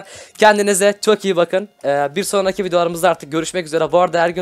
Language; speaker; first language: Turkish; native; Turkish